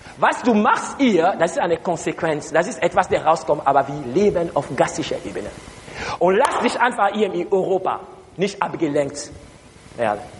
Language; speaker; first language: German; non-native, learner; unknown